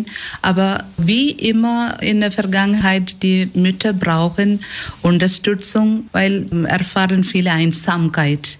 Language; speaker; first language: German; non-native, learner; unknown